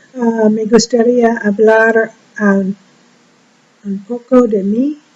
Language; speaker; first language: Spanish; non-native, learner; English